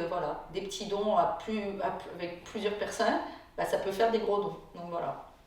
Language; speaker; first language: French; native; French